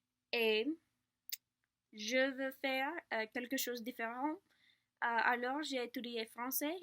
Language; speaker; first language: French; non-native, learner; English